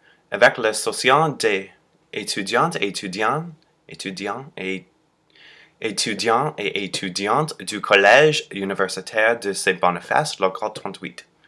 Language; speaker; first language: French; non-native, learner; English